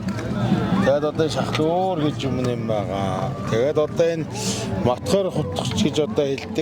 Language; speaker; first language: Mongolian; non-native, local second language; Kazakh